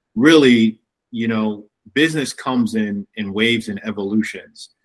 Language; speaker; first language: English; native; English